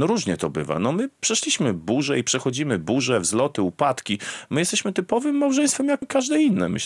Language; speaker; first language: Polish; native; Polish